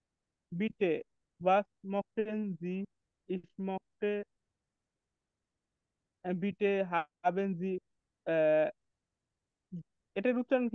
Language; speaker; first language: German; non-native, learner; Bangla